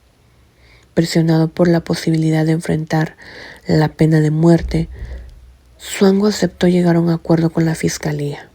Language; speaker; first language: Spanish; native; Spanish